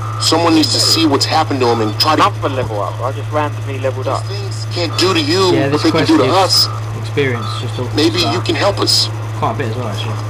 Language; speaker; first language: English; native; English